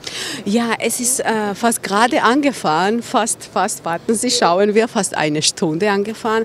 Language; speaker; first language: German; non-native, fluent; Georgian